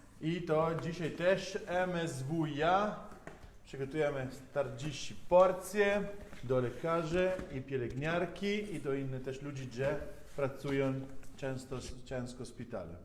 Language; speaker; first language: Polish; non-native, fluent; Italian